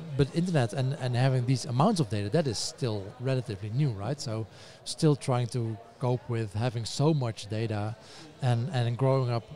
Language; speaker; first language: English; non-native, fluent; Dutch